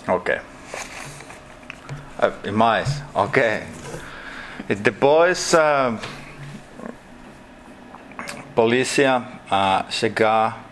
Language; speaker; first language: Spanish; non-native, learner; Portuguese